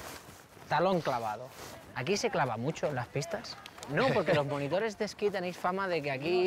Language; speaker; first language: Spanish; native; Spanish